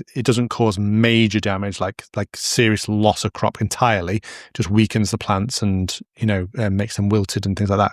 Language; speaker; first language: English; native; English